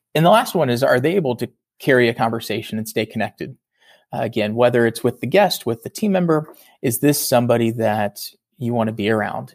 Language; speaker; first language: English; native; English